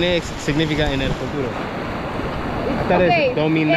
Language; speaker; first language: Spanish; non-native, learner; English